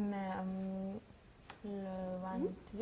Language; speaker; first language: French; non-native, learner; Finnish